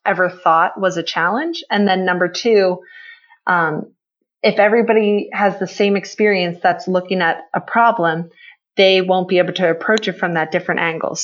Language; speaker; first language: English; native; English